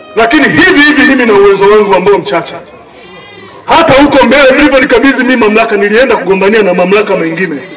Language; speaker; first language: Swahili; native; Swahili